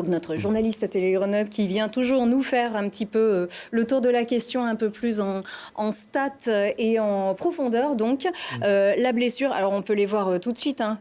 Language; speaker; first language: French; native; French